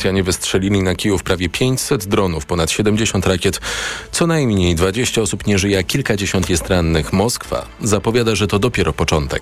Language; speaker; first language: Polish; native; Polish